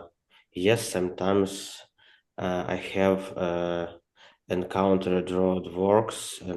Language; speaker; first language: English; non-native, learner; Ukrainian